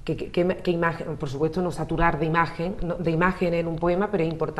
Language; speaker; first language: Spanish; native; Spanish